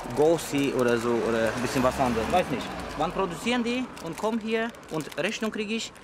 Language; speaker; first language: German; non-native, fluent; Polish